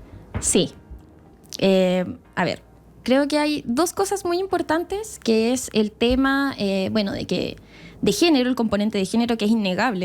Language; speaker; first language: Spanish; native; Spanish